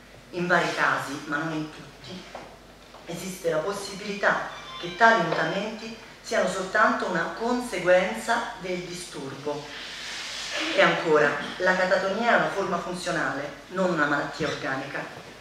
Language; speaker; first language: Italian; native; Italian